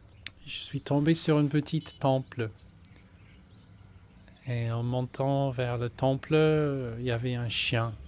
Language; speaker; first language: French; non-native, fluent; English